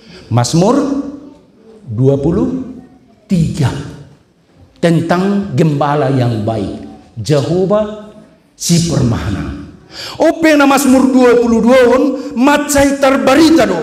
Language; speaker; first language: Indonesian; non-native, local second language; Batak Toba